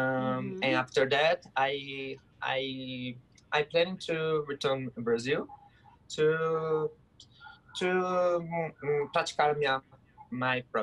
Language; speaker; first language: English; non-native, learner; Portuguese